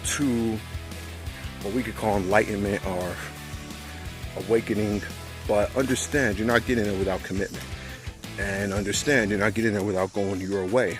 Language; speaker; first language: English; native; English